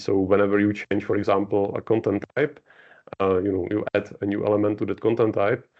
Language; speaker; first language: English; non-native, fluent; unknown